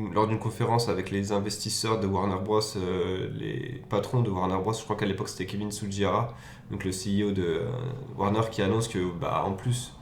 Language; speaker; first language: French; native; French